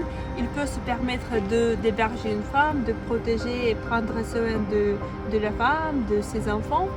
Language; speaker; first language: French; non-native, fluent; Russian